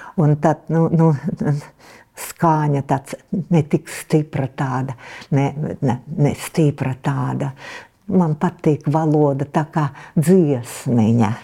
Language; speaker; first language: Latvian; non-native, local second language; Russian